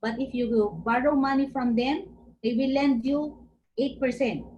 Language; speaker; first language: English; non-native, local second language; Filipino